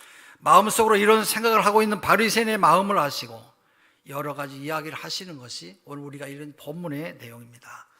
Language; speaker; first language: Korean; native; Korean